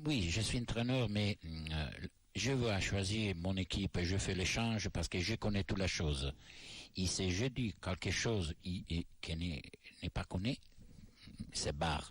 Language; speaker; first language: French; non-native, learner; Italian